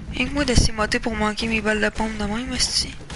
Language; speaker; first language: French; native; French